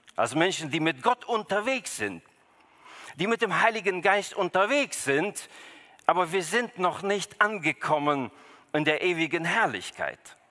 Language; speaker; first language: German; early bilingual, other home language; Russian